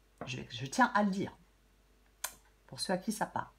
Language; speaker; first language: French; native; French